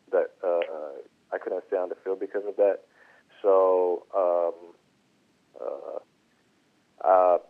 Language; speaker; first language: English; non-native, fluent; Italian